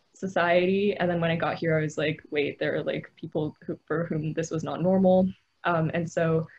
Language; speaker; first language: English; native; English